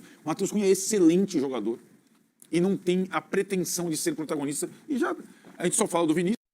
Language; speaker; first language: Portuguese; native; Portuguese